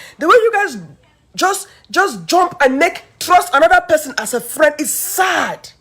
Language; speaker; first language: Nigerian Pidgin; native; Nigerian Pidgin